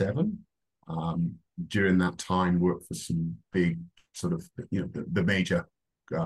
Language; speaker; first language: English; native; English